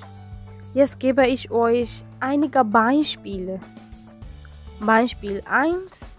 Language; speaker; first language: German; non-native, learner; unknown